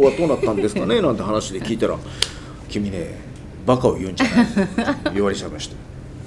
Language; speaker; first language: Japanese; native; Japanese